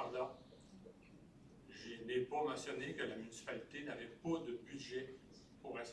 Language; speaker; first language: French; native; French